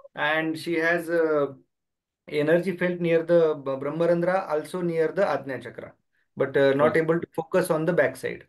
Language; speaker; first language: English; non-native, local second language; Marathi